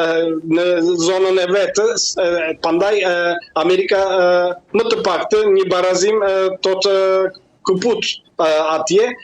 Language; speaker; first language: Albanian; early bilingual, heritage; Albanian